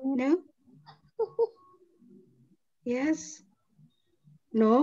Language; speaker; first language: English; non-native, fluent; Indonesian